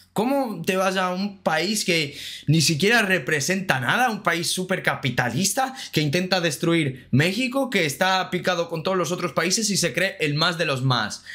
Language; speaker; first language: Spanish; non-native, fluent; Ukrainian